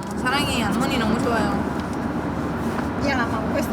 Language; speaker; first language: Korean; non-native, learner; Norwegian